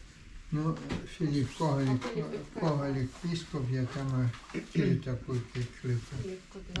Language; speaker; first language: Estonian; non-native, learner; Ukrainian